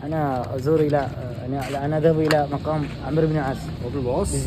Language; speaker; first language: Arabic; non-native, learner; Malayalam